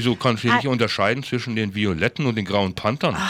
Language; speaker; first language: German; native; German